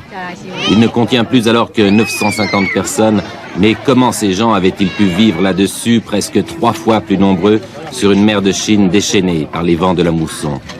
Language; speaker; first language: French; native; French